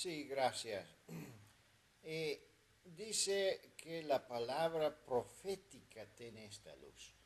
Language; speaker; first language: Spanish; non-native, fluent; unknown